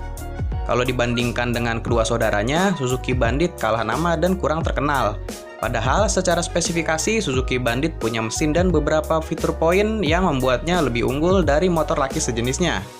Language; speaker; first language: Indonesian; native; Indonesian